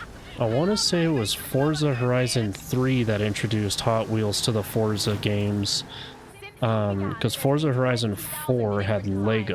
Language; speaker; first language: English; native; English